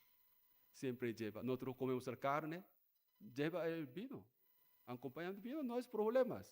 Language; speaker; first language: Spanish; non-native, learner; Korean